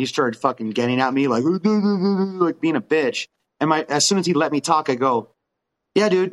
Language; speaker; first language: English; native; English